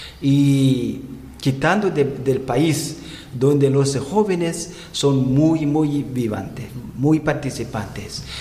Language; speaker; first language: Spanish; non-native, learner; Rundi